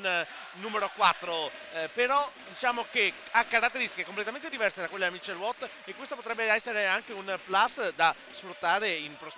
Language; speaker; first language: Italian; native; Italian